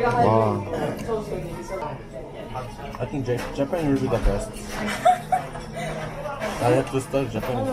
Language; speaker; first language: English; non-native, fluent; Korean